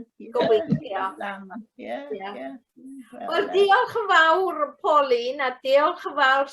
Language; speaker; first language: Welsh; non-native, fluent; English